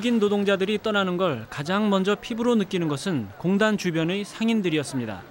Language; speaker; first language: Korean; native; Korean